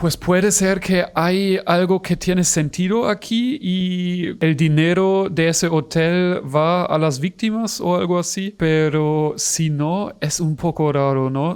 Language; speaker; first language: Spanish; non-native, fluent; German